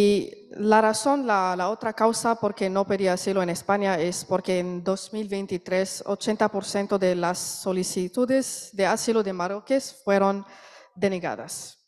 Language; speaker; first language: Spanish; non-native, learner; Arabic